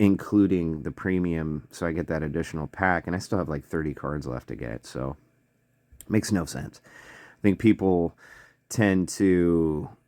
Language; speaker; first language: English; native; English